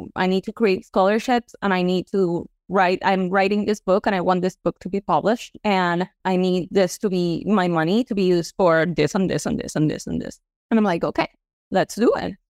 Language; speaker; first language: English; non-native, fluent; Spanish